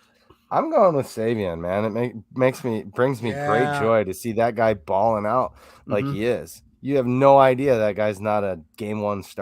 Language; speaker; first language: English; native; English